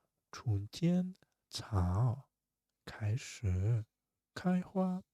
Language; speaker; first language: Chinese; non-native, fluent; Russian